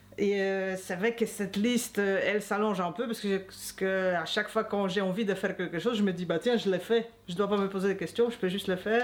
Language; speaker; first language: French; non-native, fluent; Polish